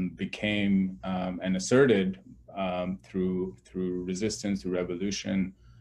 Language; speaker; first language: English; non-native, local second language; Urdu